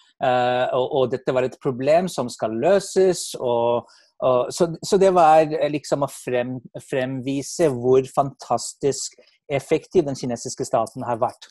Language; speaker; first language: Norwegian; non-native, fluent; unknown